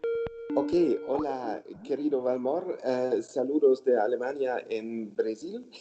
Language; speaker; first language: Spanish; non-native, learner; German